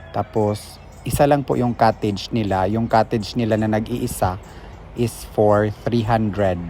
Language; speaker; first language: Filipino; non-native, local second language; Cebuano